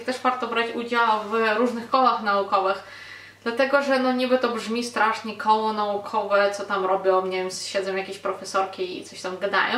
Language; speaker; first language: Polish; non-native, fluent; Ukrainian